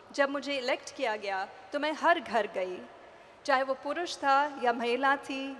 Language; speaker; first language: Hindi; native; Hindi